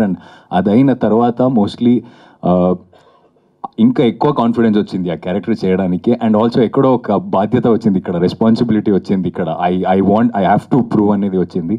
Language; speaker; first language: Telugu; non-native, fluent; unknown